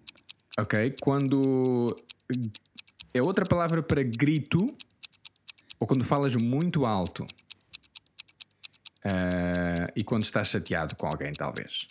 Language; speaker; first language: Portuguese; early bilingual, heritage; Portuguese